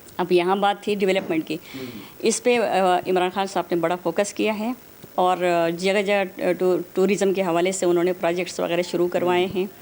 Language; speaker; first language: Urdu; non-native, local second language; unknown